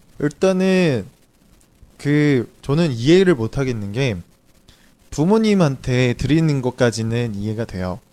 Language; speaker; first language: Korean; native; Korean